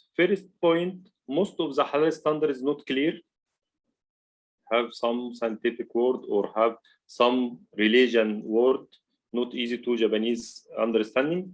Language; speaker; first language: English; non-native, learner; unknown